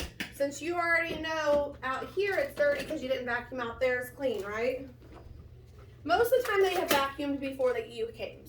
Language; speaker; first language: English; native; English